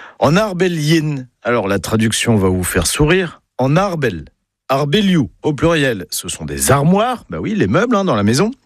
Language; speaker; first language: French; native; French